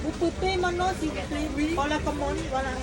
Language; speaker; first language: French; non-native, learner; Thai